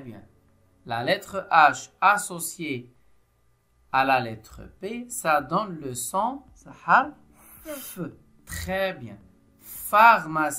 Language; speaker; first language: French; non-native, local second language; Arabic